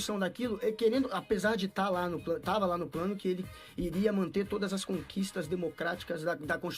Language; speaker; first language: Portuguese; native; Portuguese